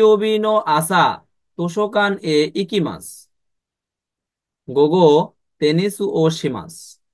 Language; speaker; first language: Japanese; non-native, fluent; Bangla